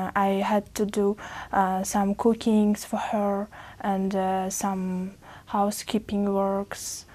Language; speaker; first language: English; non-native, learner; Uzbek